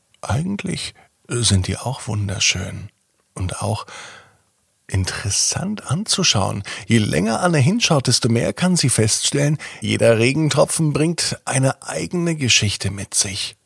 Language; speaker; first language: German; native; German